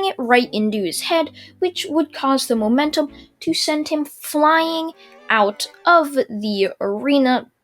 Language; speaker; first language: English; native; English